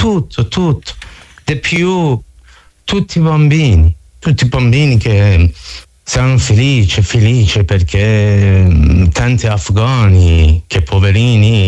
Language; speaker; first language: Italian; non-native, learner; Persian